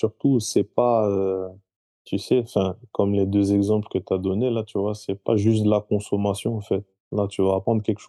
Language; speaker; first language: French; native; French